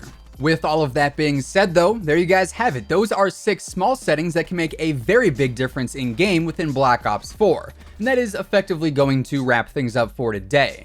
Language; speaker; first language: English; native; English